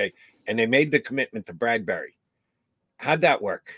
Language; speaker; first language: English; native; English